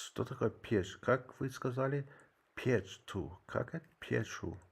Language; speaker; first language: Russian; non-native, learner; English